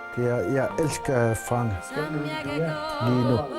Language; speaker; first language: Danish; non-native, learner; Kalaallisut